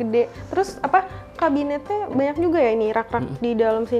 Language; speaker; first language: Indonesian; native; Indonesian